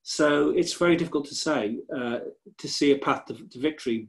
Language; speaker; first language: English; native; English